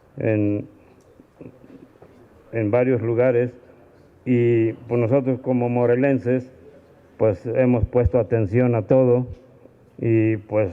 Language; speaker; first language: Spanish; native; Spanish